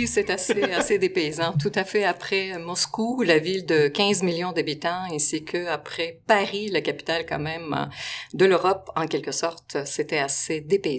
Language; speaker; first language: French; non-native, fluent; Russian